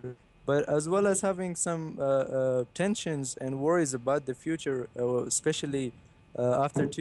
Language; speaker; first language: English; non-native, fluent; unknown